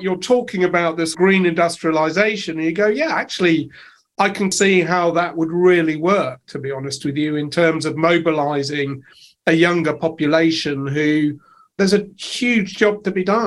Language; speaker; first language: English; native; English